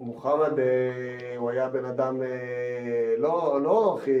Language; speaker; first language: Hebrew; native; Hebrew